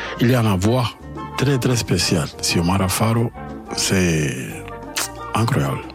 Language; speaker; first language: French; non-native, learner; Spanish